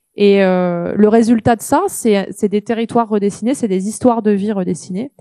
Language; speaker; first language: French; native; French